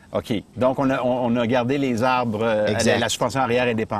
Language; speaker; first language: French; native; French